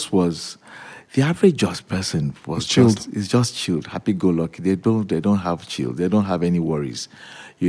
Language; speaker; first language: English; non-native, local second language; Yoruba